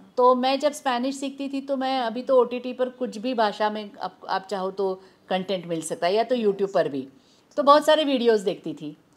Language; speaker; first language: Hindi; non-native, local second language; Marathi